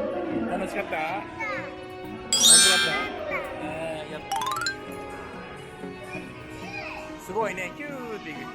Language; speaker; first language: Japanese; native; Japanese